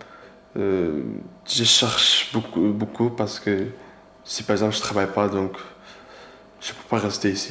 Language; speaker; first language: French; non-native, learner; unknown